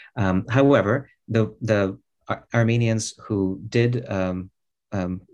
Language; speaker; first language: English; early bilingual, other home language; Russian